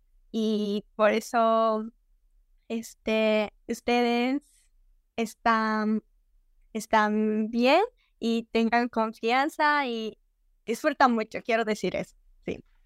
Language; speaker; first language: Spanish; non-native, learner; Japanese